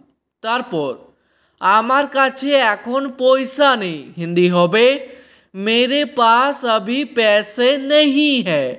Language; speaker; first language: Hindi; non-native, fluent; Bangla